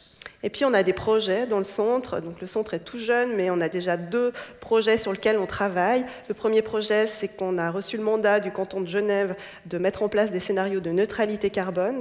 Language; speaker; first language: French; native; French